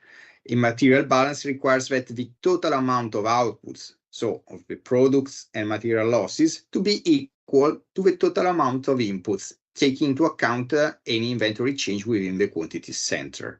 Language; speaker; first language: English; non-native, fluent; Italian